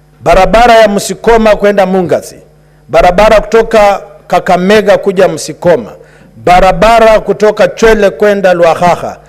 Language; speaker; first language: Swahili; non-native, local second language; Luyia